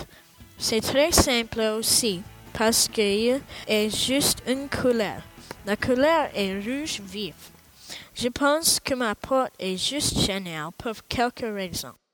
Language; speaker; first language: French; non-native, learner; English